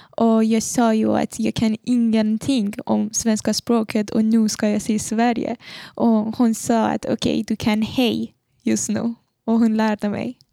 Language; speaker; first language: Swedish; non-native, fluent; Persian